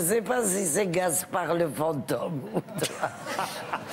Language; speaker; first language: French; non-native, local second language; Arabic